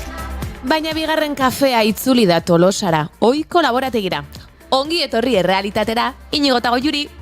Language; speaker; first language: Basque; native; Basque